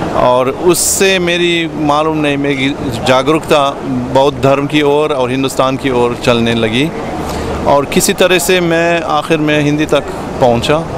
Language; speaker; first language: Hindi; non-native, fluent; German